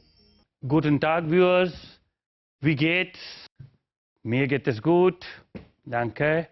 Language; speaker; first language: German; non-native, fluent; Urdu